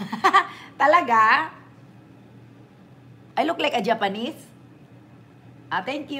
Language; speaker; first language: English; non-native, local second language; Filipino